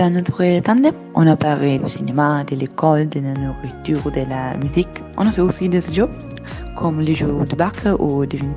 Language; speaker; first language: French; non-native, learner; Italian